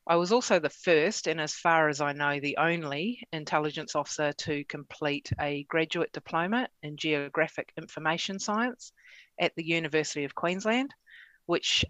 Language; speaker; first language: English; native; English